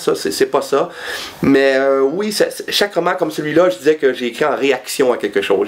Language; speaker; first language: French; native; French